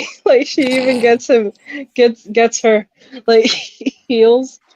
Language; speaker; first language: English; native; English